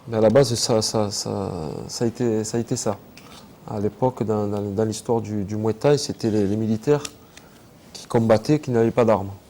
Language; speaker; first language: French; native; French